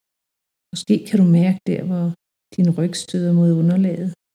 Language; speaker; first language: Danish; native; Danish